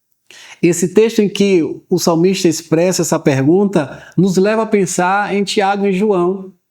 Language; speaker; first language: Portuguese; native; Portuguese